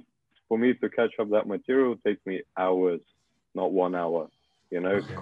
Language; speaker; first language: English; non-native, fluent; Russian